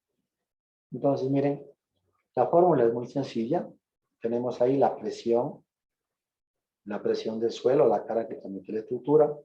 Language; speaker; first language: Spanish; native; Spanish